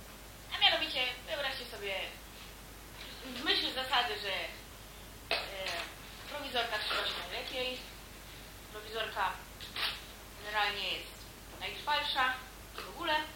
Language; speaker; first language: Polish; native; Polish